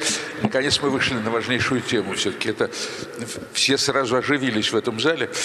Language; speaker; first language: Russian; native; Russian